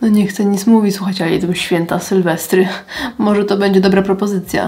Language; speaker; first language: Polish; native; Polish